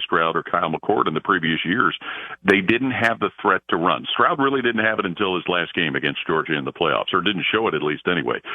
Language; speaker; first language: English; native; English